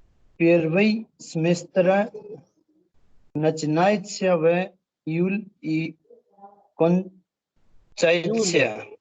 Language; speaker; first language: Russian; non-native, learner; Hindi